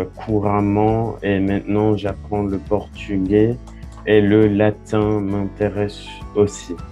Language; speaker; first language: French; non-native, fluent; English